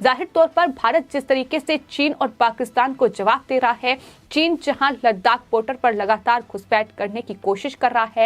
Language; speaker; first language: Hindi; native; Hindi